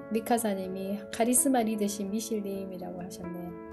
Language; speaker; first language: Korean; native; Korean